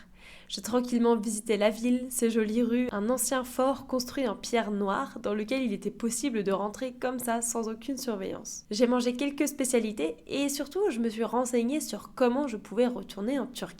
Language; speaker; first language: French; native; French